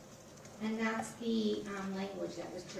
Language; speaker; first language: English; native; English